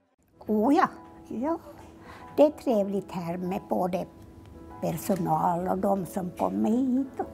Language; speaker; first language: Swedish; non-native, learner; Finnish